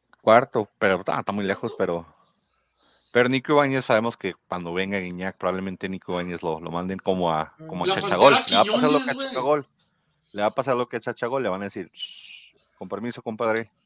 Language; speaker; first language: Spanish; native; Spanish